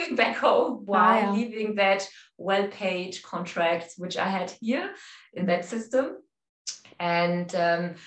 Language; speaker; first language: English; non-native, fluent; German